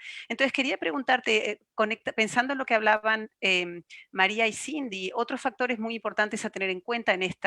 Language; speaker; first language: Spanish; native; Spanish